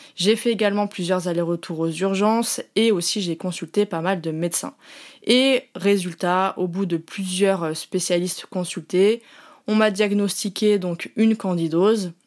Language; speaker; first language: French; native; French